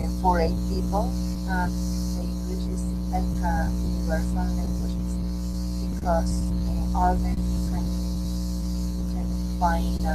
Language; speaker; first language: English; non-native, learner; Spanish